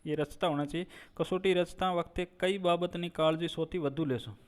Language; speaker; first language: Hindi; non-native, local second language; Gujarati